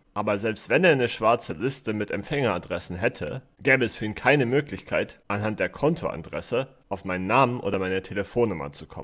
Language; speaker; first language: German; native; German